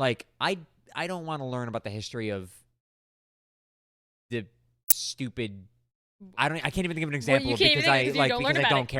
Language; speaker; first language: English; native; English